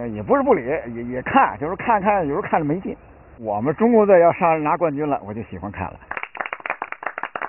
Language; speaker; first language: Chinese; native; Chinese